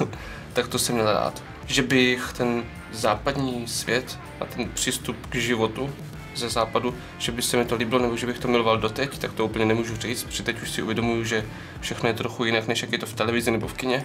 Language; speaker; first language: Czech; native; Czech